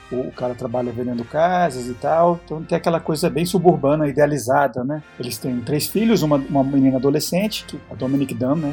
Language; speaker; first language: Portuguese; early bilingual, heritage; Spanish